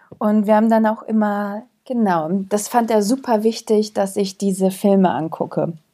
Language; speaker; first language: German; early bilingual, other home language; Croatian